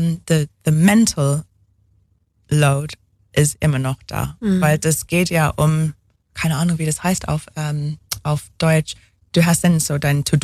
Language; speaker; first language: German; non-native, fluent; English